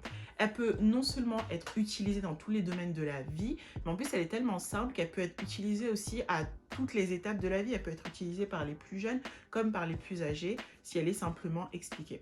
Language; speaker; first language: French; native; French